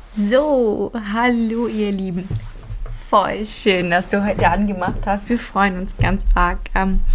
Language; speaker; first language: German; early bilingual, other home language; Filipino